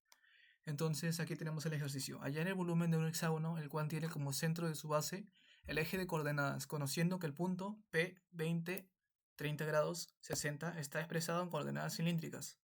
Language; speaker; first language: Spanish; native; Spanish